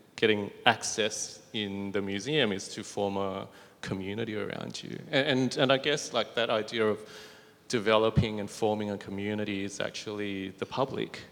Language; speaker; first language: English; native; English